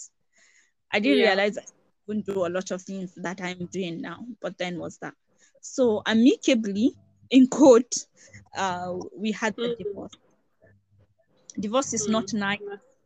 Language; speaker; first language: English; non-native, local second language; Hausa